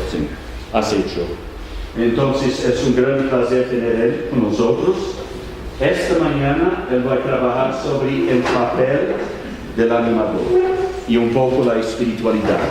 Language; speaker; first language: Spanish; non-native, fluent; Portuguese